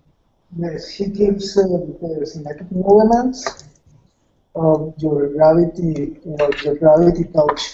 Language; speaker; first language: English; non-native, learner; Spanish